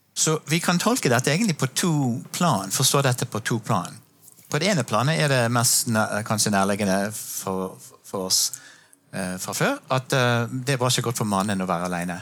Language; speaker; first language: Norwegian; non-native, fluent; English